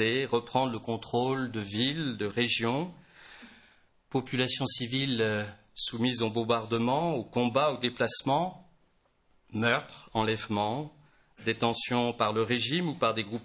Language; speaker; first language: French; native; French